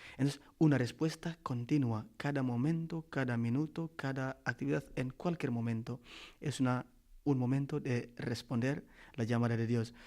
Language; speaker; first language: Spanish; non-native, fluent; Indonesian